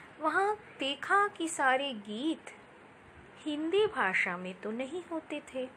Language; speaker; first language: Hindi; non-native, local second language; Marathi